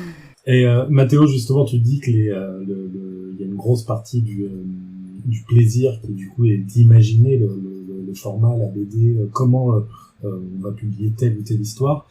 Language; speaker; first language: French; native; French